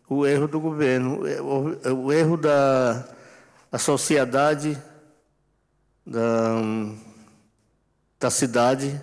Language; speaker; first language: Portuguese; non-native, local second language; Yanomámi